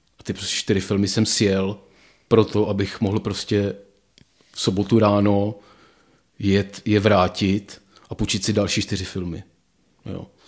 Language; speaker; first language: Czech; native; Czech